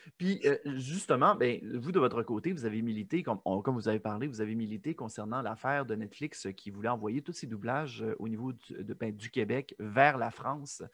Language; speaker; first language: French; native; French